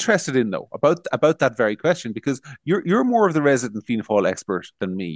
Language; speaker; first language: English; native; English